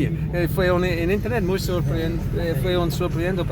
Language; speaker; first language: Spanish; non-native, learner; English